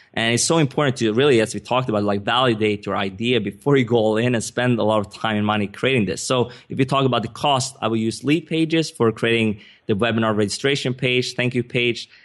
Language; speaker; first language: English; non-native, fluent; Swedish